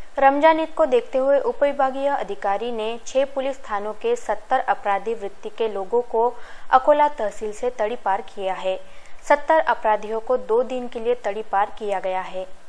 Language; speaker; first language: Hindi; non-native, local second language; Marathi